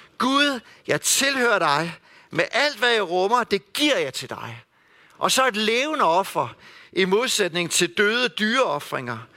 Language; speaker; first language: Danish; native; Danish